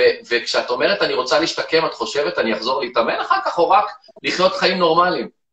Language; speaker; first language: Hebrew; native; Hebrew